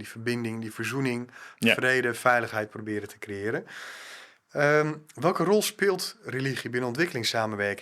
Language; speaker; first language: Dutch; native; Dutch